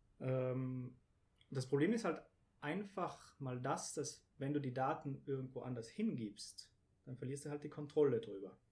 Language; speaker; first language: German; native; German